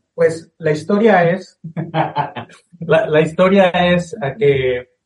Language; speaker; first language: Spanish; native; Spanish